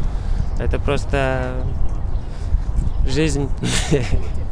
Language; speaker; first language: Russian; non-native, local second language; Latvian